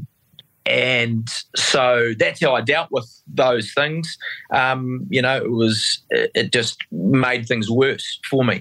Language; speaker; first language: English; native; English